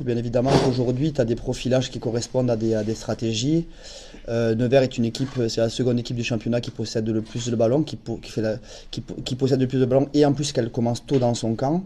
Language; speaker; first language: French; native; French